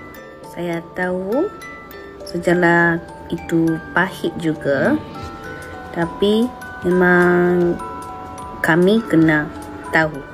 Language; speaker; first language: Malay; non-native, fluent; Japanese